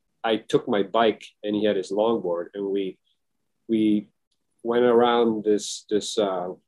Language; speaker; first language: English; early bilingual, other home language; Filipino